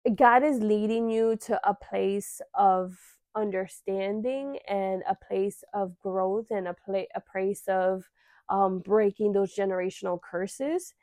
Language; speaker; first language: English; early bilingual, other home language; Spanish